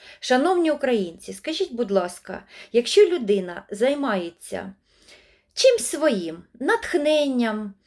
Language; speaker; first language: Ukrainian; non-native, local second language; Russian